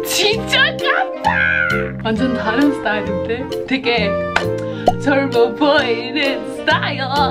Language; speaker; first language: Korean; non-native, learner; English